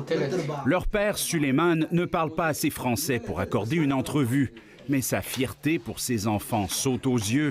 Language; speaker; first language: French; native; French